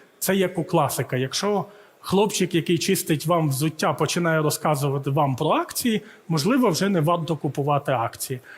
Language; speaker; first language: Ukrainian; early bilingual, heritage; Ukrainian